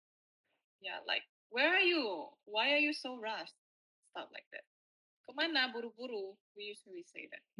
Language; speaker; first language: English; non-native, fluent; Indonesian